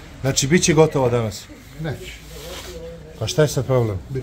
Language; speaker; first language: Croatian; native; Croatian